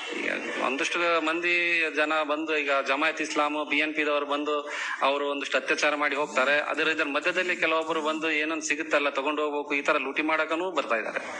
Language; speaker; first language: Kannada; non-native, local second language; Bangla